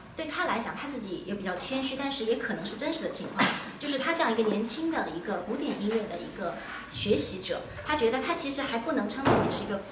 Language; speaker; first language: Chinese; native; Chinese